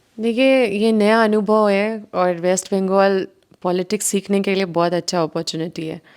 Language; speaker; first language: Hindi; native; Hindi